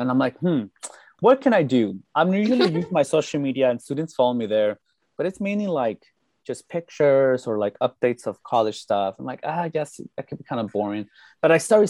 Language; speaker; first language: English; native; English